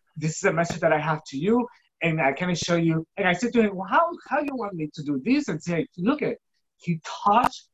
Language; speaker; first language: English; non-native, fluent; Spanish